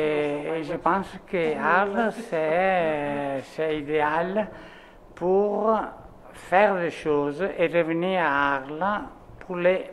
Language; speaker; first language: French; non-native, fluent; Italian